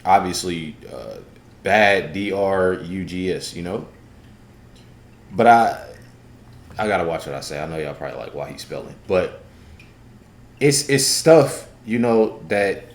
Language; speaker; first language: English; native; English